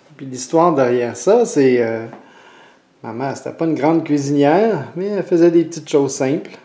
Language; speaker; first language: French; native; French